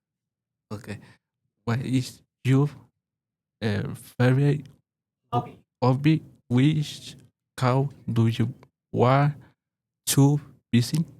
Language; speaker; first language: English; non-native, learner; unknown